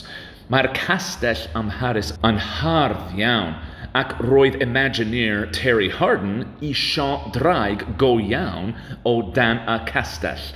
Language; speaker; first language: Welsh; non-native, learner; English